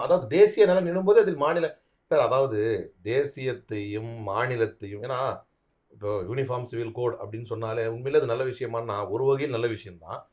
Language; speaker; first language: Tamil; native; Tamil